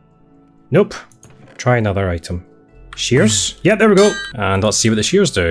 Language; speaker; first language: English; native; English